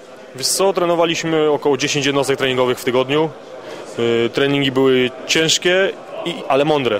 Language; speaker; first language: Polish; native; Polish